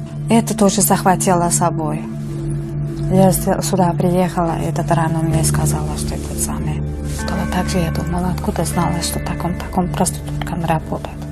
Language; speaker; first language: Russian; non-native, learner; Uzbek